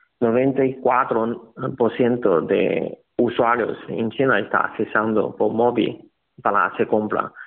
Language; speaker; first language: Spanish; non-native, learner; Chinese